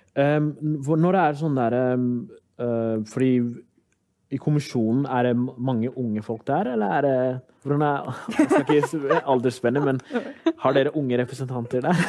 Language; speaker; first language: Norwegian; early bilingual, other home language; Somali